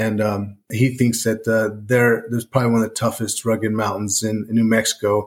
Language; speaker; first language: English; native; English